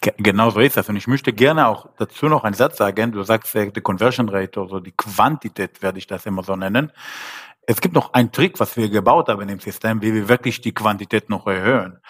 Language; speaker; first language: German; non-native, fluent; Hebrew